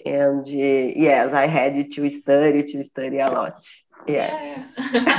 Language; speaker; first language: English; non-native, learner; Portuguese